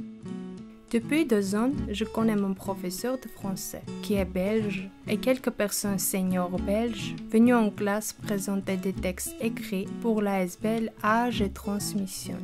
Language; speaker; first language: French; non-native, learner; Armenian